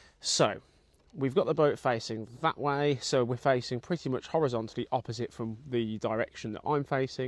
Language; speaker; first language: English; native; English